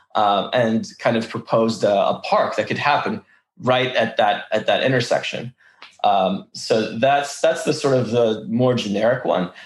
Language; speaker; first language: English; early bilingual, other home language; Russian